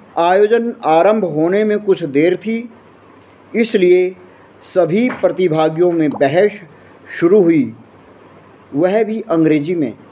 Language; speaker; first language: Hindi; native; Hindi